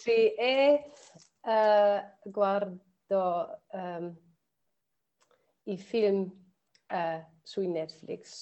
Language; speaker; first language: Italian; non-native, learner; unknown